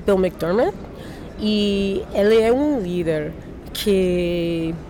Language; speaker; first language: Portuguese; non-native, learner; English